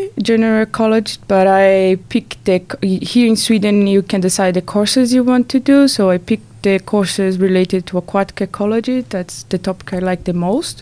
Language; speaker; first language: English; non-native, fluent; Portuguese